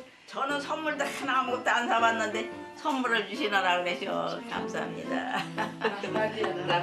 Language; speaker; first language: Korean; native; Korean